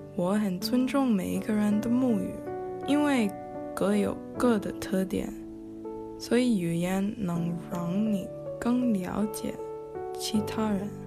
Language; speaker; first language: Chinese; non-native, learner; English